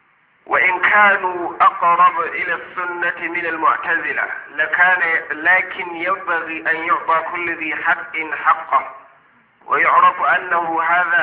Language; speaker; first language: Arabic; non-native, fluent; Hausa